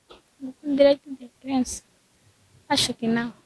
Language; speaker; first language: Portuguese; non-native, local second language; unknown